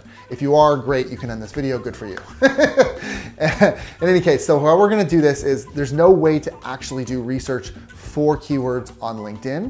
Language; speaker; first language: English; native; English